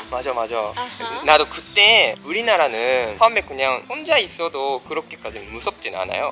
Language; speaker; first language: Korean; non-native, fluent; Japanese